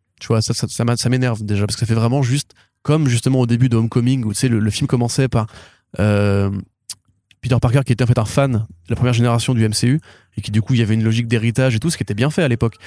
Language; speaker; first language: French; native; French